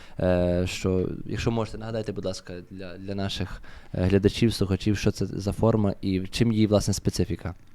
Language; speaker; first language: Ukrainian; native; Ukrainian